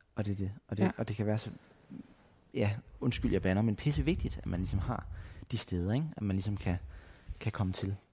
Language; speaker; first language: Danish; native; Danish